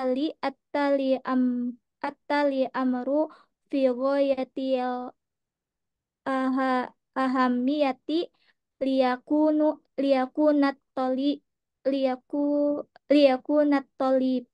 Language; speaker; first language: Arabic; non-native, learner; Indonesian